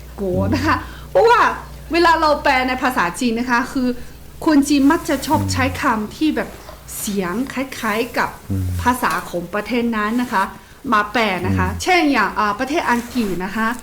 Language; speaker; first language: Thai; non-native, fluent; Chinese